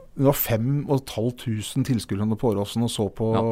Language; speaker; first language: Norwegian; native; Norwegian